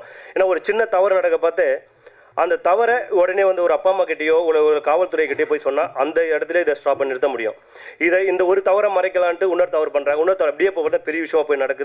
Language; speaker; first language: Tamil; native; Tamil